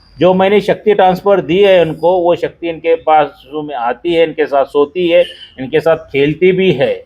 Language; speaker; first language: Hindi; non-native, local second language; Marathi